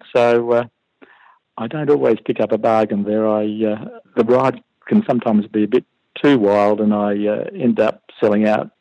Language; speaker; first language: English; native; English